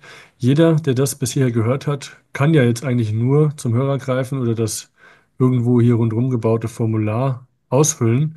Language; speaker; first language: German; native; German